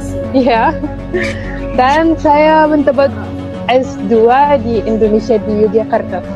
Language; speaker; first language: Indonesian; non-native, fluent; Arabic